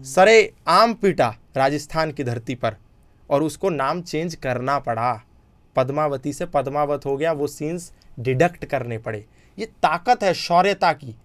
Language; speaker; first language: Hindi; native; Hindi